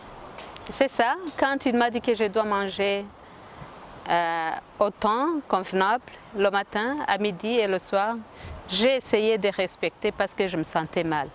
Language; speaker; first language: French; non-native, local second language; Kinyarwanda